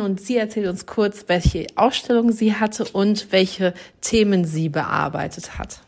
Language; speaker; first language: German; native; German